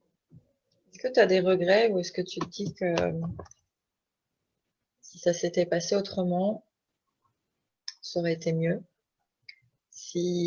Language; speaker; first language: French; native; French